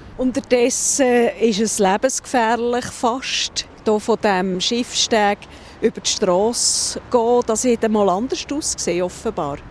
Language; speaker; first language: German; native; German